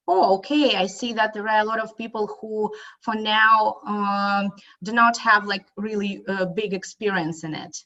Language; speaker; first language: English; non-native, fluent; Russian